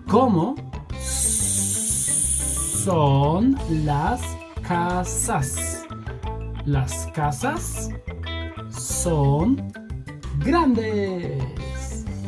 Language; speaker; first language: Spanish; non-native, fluent; Bulgarian